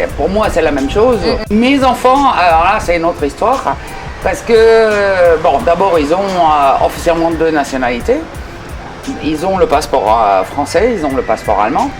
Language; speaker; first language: French; non-native, fluent; German